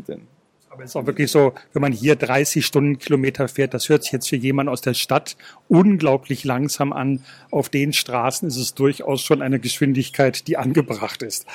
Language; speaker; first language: German; native; German